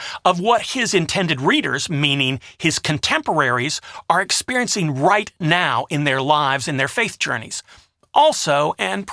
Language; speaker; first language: English; native; English